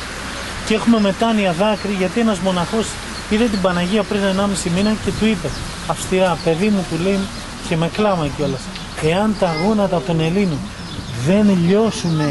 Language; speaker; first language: Greek; native; Greek